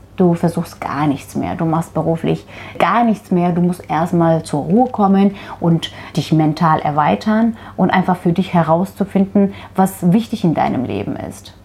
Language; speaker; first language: German; non-native, fluent; Turkish